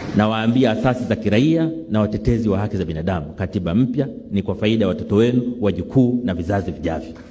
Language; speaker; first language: Swahili; native; Swahili